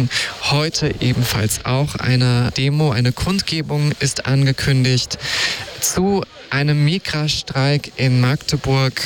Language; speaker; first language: German; native; German